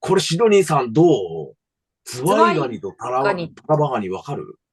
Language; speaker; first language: Japanese; native; Japanese